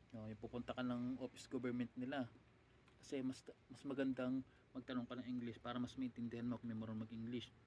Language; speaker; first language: Filipino; non-native, local second language; Cebuano